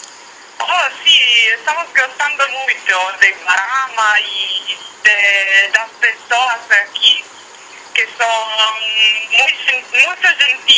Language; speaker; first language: Portuguese; non-native, learner; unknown